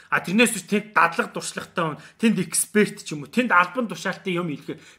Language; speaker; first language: Mongolian; native; Mongolian